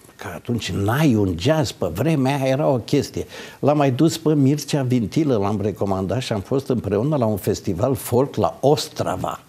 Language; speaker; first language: Romanian; native; Romanian